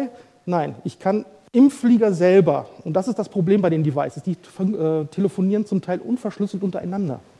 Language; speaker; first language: German; native; German